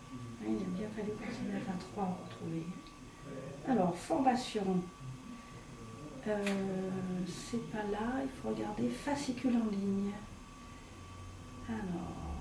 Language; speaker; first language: French; native; French